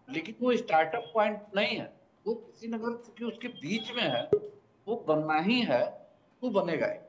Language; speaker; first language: Hindi; native; Hindi